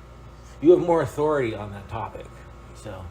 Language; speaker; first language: English; native; English